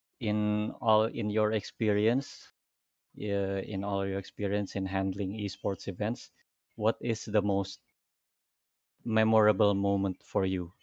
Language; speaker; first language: English; non-native, fluent; Indonesian